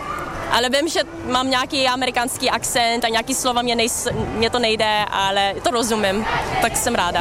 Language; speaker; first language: Czech; early bilingual, heritage; Czech